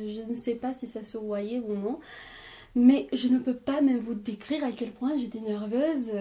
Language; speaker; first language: French; non-native, fluent; Armenian